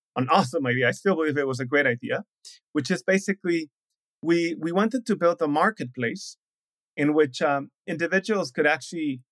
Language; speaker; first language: English; non-native, fluent; Spanish